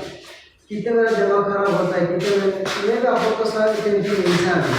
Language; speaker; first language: Hindi; non-native, learner; Bangla